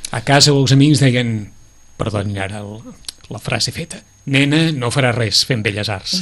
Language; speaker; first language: Catalan; native; Catalan